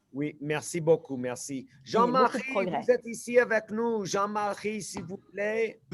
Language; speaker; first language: French; non-native, learner; English